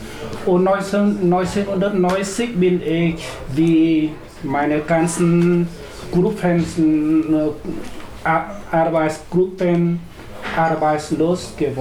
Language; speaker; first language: German; non-native, learner; Vietnamese